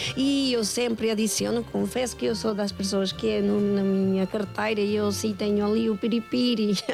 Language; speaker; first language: Portuguese; non-native, fluent; Spanish